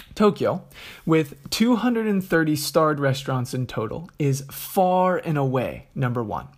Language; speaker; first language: English; native; English